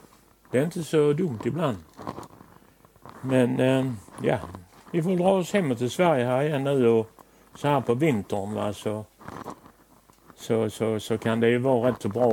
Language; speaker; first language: Swedish; native; Swedish